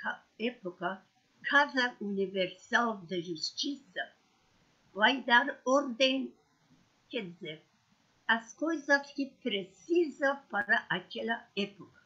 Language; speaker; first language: Portuguese; non-native, learner; Persian